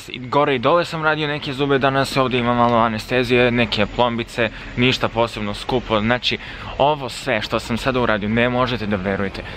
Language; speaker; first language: Serbian; early bilingual, heritage; Serbian